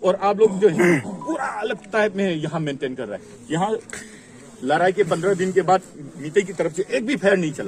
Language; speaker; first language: Hindi; non-native, local second language; Manipuri